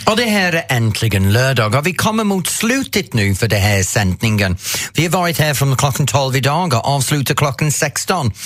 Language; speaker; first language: Swedish; non-native, fluent; English